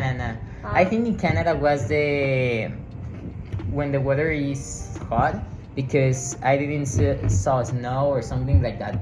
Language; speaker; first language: English; non-native, learner; Spanish